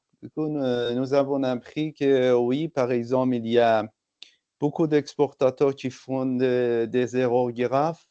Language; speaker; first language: French; non-native, fluent; Persian